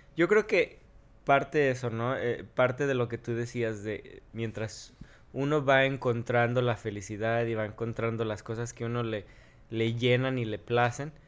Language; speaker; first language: Spanish; native; Spanish